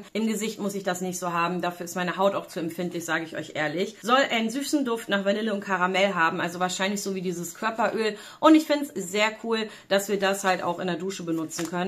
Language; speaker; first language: German; native; German